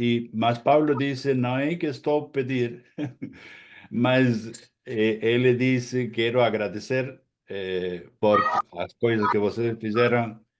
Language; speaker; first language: Portuguese; non-native, fluent; Spanish